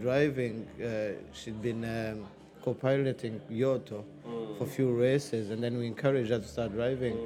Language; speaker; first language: English; non-native, local second language; Kinyarwanda